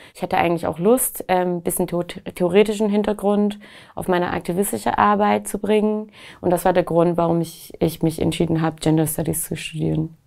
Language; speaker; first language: German; non-native, fluent; Persian